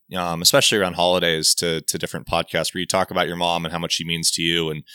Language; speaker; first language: English; native; English